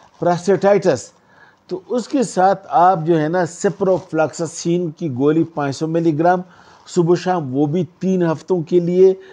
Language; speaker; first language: Urdu; non-native, local second language; Pashto